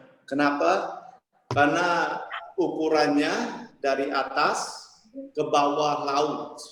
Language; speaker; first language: Indonesian; early bilingual, heritage; English